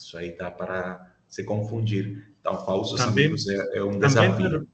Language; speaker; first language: Portuguese; non-native, fluent; Spanish